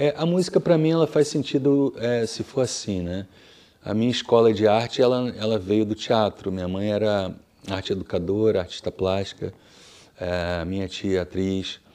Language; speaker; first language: Portuguese; native; Portuguese